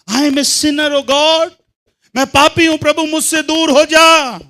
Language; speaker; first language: Hindi; non-native, local second language; Telugu